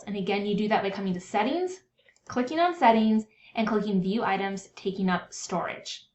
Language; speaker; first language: English; native; English